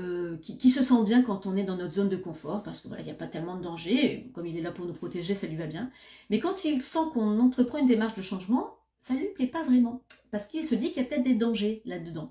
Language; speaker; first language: French; native; French